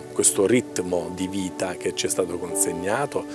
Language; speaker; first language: Italian; native; Italian